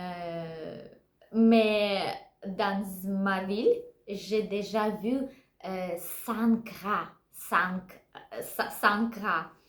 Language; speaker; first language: French; non-native, learner; Russian